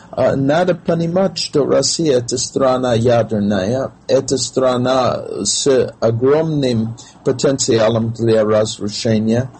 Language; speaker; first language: Russian; non-native, fluent; English